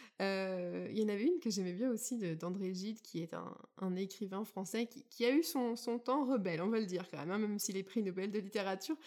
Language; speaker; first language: French; native; French